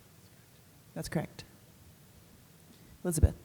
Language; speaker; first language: English; native; English